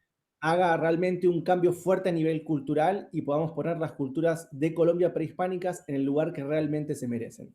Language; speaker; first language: Spanish; native; Spanish